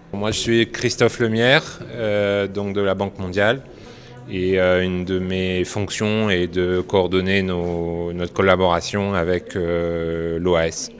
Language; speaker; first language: French; native; French